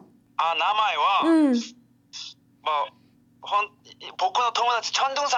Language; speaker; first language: Japanese; non-native, learner; Korean